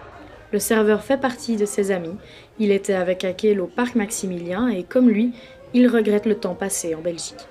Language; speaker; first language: French; native; French